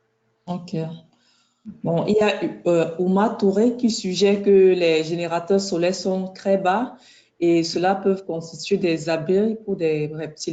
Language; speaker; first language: French; native; French